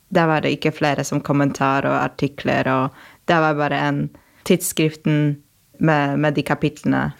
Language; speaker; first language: Norwegian; non-native, fluent; Polish